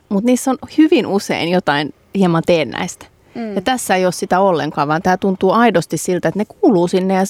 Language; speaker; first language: Finnish; non-native, fluent; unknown